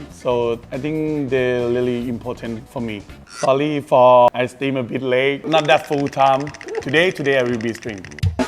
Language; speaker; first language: English; non-native, learner; Thai